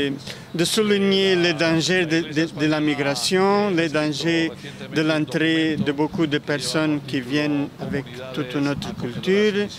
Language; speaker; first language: French; non-native, fluent; Spanish